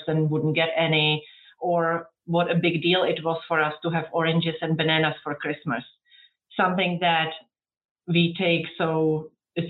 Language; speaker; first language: English; non-native, fluent; Czech